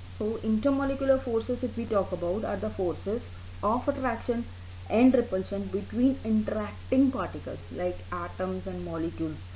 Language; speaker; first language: English; non-native, local second language; Hindi